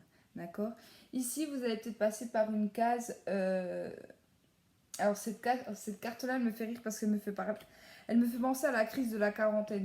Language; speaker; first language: French; native; French